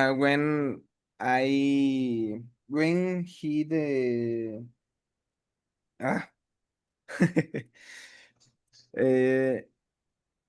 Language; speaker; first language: English; non-native, learner; Spanish